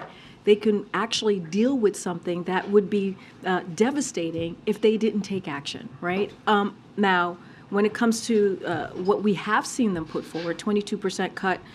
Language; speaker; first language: English; native; English